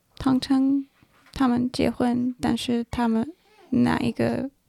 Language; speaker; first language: Chinese; non-native, learner; English